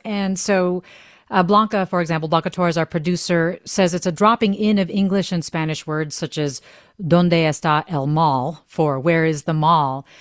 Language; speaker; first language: English; native; English